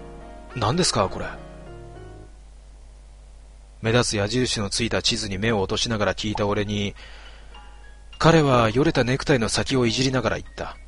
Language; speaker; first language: Japanese; native; Japanese